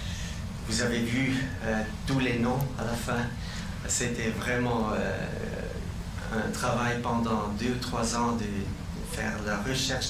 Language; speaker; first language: French; non-native, local second language; German